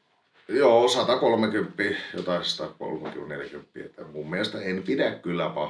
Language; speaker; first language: Finnish; native; Finnish